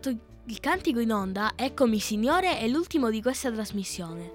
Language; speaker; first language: Italian; native; Italian